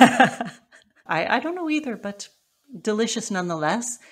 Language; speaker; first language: English; native; English